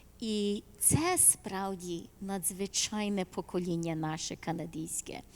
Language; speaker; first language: Ukrainian; early bilingual, heritage; Ukrainian